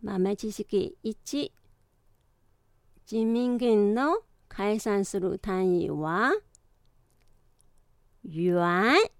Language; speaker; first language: Japanese; non-native, fluent; Chinese